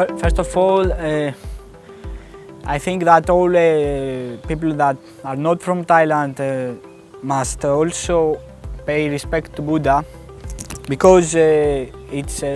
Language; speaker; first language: English; non-native, fluent; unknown